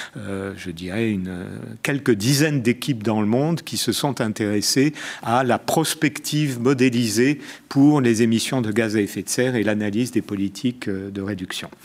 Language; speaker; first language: French; native; French